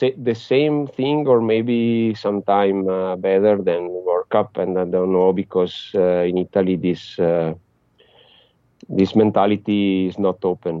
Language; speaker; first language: English; non-native, fluent; Italian